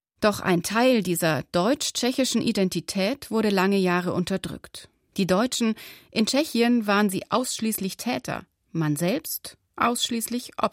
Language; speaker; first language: German; native; German